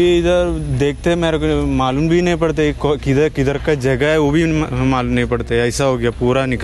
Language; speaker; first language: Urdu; non-native, local second language; Malayalam